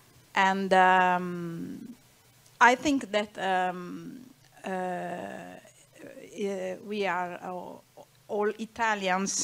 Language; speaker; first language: English; non-native, learner; Italian